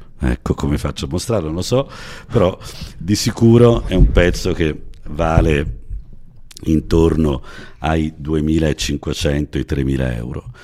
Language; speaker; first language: Italian; native; Italian